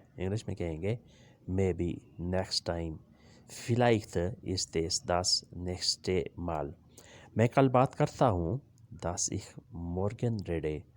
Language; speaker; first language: Urdu; native; Urdu